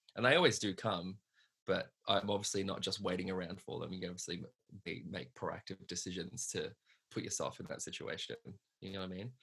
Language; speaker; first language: English; native; English